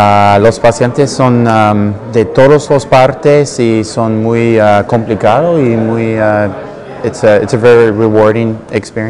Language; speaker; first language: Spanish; non-native, learner; English